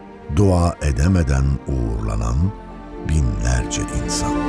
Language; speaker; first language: Turkish; native; Turkish